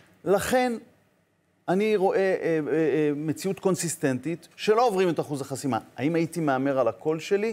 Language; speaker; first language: Hebrew; native; Hebrew